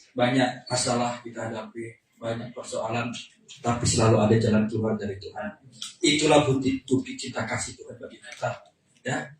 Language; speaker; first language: Indonesian; native; Indonesian